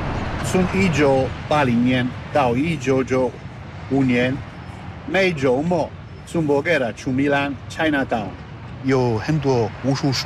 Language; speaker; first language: Chinese; non-native, learner; Italian